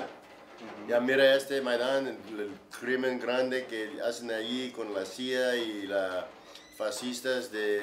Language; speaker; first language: Spanish; non-native, learner; English